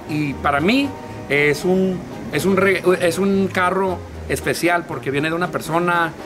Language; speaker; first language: Spanish; early bilingual, heritage; Spanish